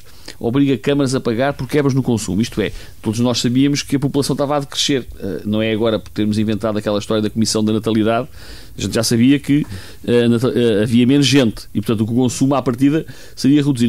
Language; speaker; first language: Portuguese; native; Portuguese